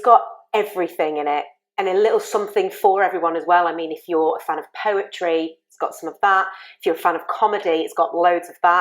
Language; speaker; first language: English; native; English